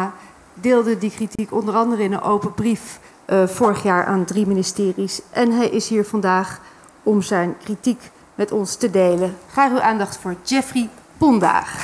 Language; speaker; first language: Dutch; native; Dutch